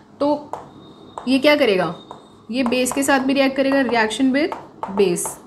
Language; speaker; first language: Hindi; native; Hindi